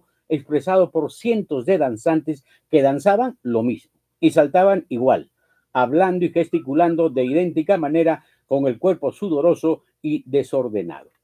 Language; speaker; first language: Spanish; native; Spanish